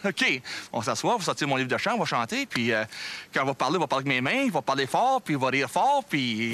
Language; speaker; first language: French; native; French